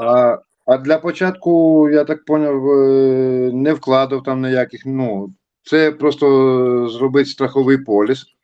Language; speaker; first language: Ukrainian; non-native, local second language; Russian